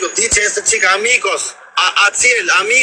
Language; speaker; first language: Spanish; non-native, learner; Albanian